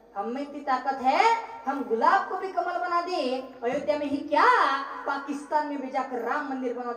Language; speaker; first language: Hindi; non-native, local second language; Marathi